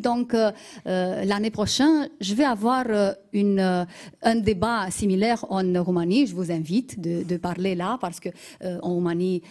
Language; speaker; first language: French; non-native, fluent; Romanian